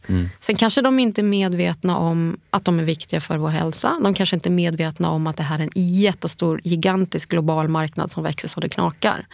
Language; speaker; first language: Swedish; early bilingual, heritage; Swedish